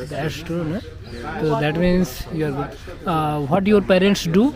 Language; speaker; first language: English; non-native, local second language; Hindi